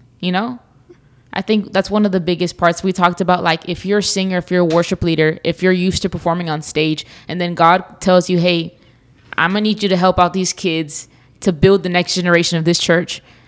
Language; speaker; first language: English; early bilingual, other home language; Spanish